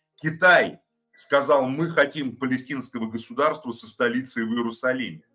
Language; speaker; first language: Russian; native; Russian